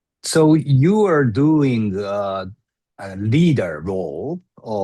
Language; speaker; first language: English; non-native, learner; Japanese